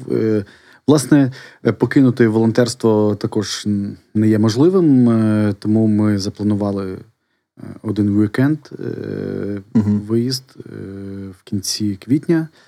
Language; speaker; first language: Ukrainian; non-native, local second language; Russian